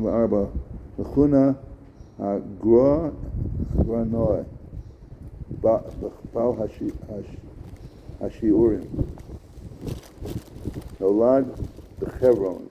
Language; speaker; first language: Hebrew; non-native, fluent; English